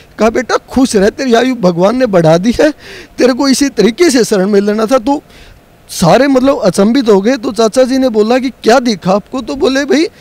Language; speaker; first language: Hindi; native; Hindi